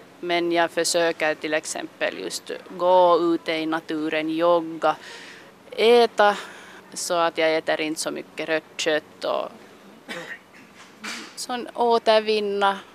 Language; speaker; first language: Swedish; non-native, local second language; Finnish